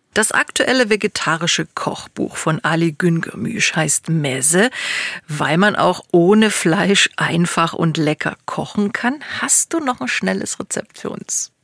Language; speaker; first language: German; native; German